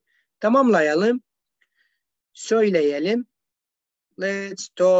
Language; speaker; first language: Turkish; non-native, learner; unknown